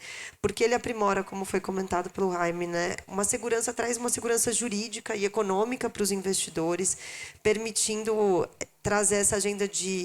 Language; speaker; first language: Portuguese; native; Portuguese